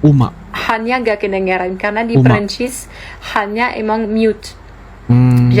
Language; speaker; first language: Indonesian; non-native, fluent; French